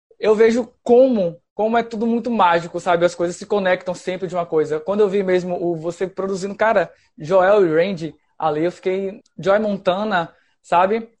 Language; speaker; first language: Portuguese; native; Portuguese